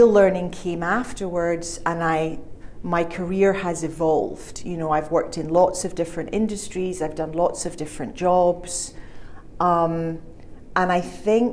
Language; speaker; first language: English; native; English